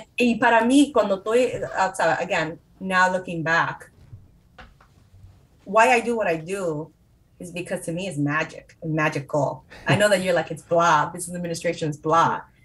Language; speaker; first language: English; non-native, fluent; Spanish